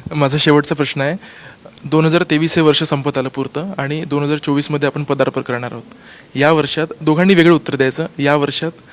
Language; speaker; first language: Marathi; native; Marathi